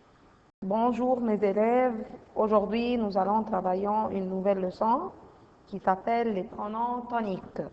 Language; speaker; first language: French; non-native, fluent; Arabic